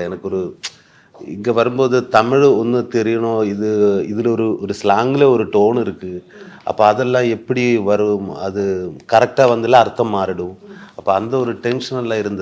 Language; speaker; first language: Tamil; non-native, learner; Malayalam